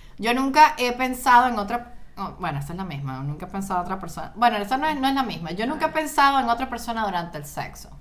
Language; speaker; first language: Spanish; native; Spanish